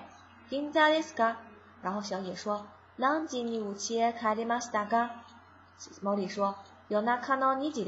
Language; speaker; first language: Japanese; non-native, fluent; Chinese